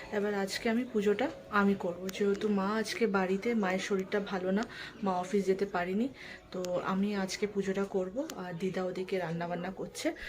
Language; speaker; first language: Bangla; non-native, local second language; Nepali